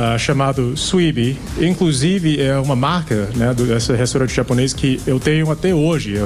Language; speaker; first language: Portuguese; non-native, fluent; English